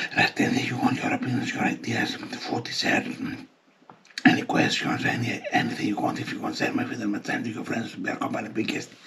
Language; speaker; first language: English; non-native, learner; Greek